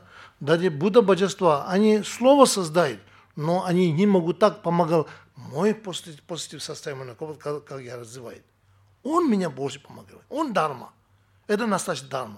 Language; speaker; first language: Russian; non-native, learner; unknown